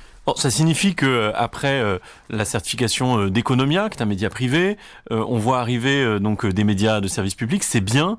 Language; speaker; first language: French; native; French